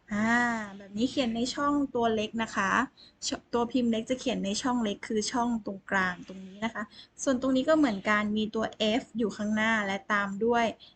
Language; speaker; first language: Thai; native; Thai